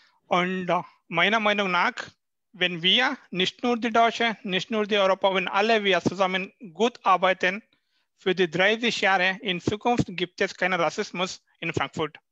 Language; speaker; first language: German; non-native, learner; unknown